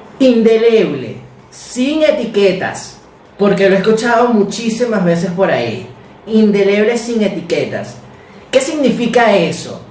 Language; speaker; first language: Spanish; native; Spanish